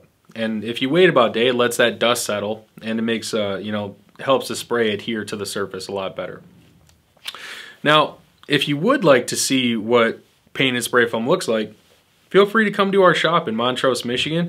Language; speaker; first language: English; native; English